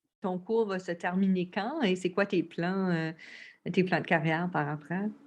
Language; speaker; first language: French; native; French